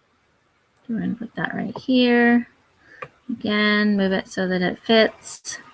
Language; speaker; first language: English; native; English